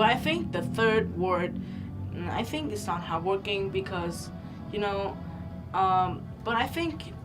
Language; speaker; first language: English; non-native, learner; Vietnamese